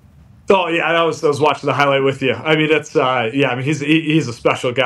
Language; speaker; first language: English; native; English